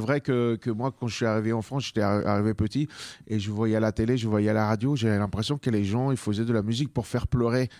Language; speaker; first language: French; early bilingual, other home language; Spanish